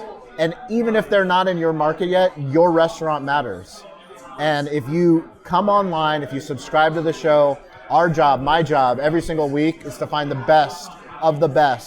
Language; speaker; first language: English; native; English